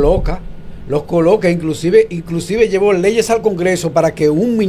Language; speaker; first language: Spanish; native; Spanish